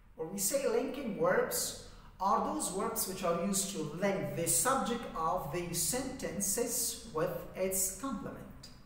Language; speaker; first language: English; non-native, fluent; Persian